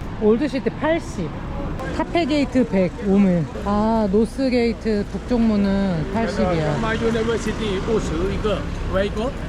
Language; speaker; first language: Korean; native; Korean